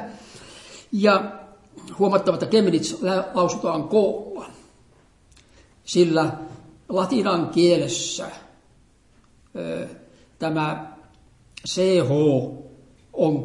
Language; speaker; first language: Finnish; native; Finnish